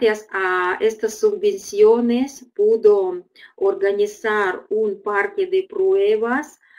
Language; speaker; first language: Spanish; non-native, fluent; Russian